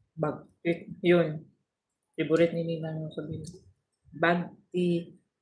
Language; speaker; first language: Filipino; non-native, local second language; Hiligaynon